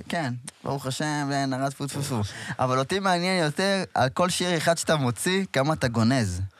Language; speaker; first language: Hebrew; native; Hebrew